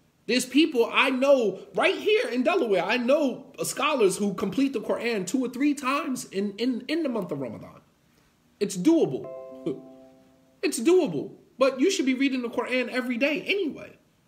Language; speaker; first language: English; native; English